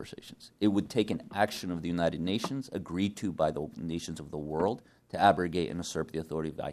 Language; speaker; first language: English; native; English